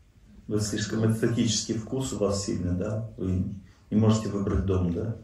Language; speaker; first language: Russian; native; Russian